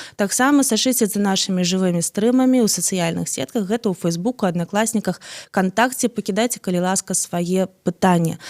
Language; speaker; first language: Belarusian; native; Belarusian